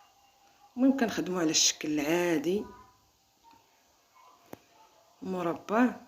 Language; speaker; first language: Arabic; native; Arabic